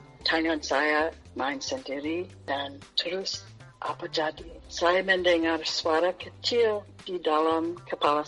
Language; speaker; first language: Indonesian; non-native, fluent; English